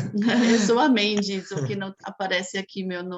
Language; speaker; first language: Portuguese; non-native, fluent; German